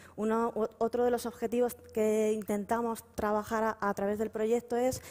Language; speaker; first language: Spanish; native; Spanish